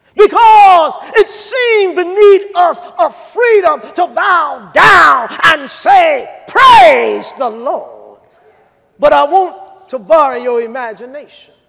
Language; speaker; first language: English; native; English